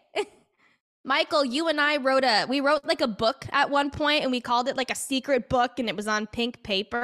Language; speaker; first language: English; native; English